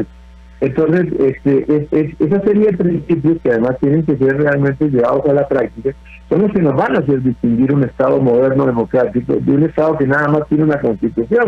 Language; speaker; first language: Spanish; native; Spanish